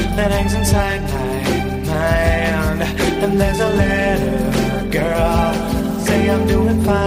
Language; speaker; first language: English; native; English